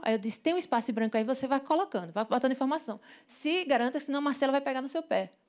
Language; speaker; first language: Portuguese; native; Portuguese